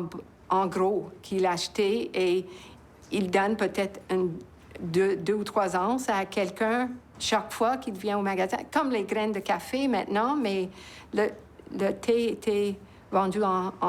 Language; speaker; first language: French; non-native, local second language; English